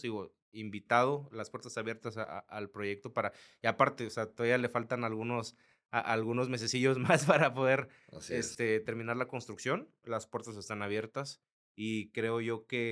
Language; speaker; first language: Spanish; native; Spanish